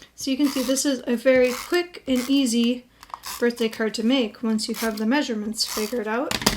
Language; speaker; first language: English; native; English